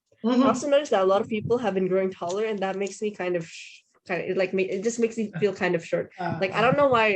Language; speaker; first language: English; non-native, fluent; Indonesian